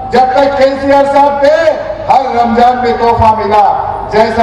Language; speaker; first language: Hindi; non-native, local second language; Telugu